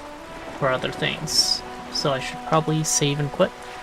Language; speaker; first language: English; native; English